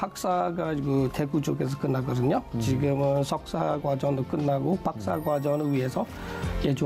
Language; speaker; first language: Korean; non-native, learner; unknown